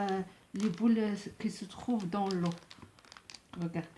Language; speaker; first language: French; non-native, local second language; Arabic